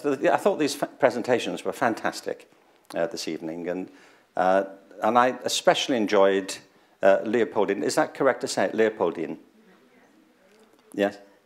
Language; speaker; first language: English; native; English